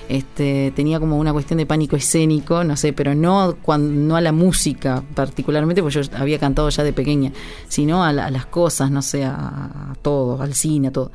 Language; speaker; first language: Spanish; native; Spanish